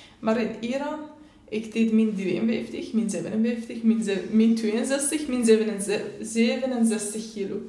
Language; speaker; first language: Dutch; non-native, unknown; Persian